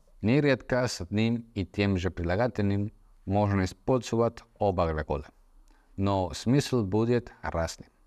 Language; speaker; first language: Russian; non-native, fluent; Spanish